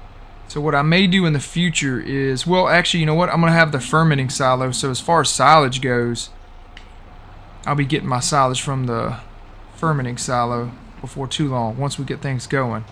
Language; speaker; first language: English; native; English